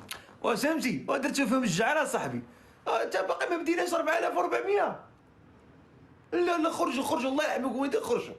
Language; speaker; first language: Arabic; native; Arabic